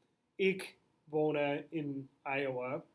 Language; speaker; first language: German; non-native, fluent; English